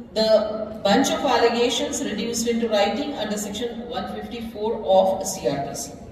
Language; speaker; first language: English; non-native, local second language; Marathi